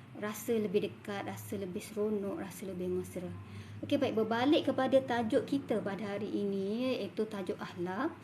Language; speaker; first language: Malay; native; Malay